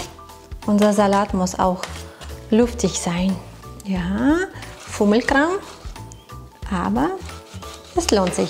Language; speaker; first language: German; non-native, fluent; Russian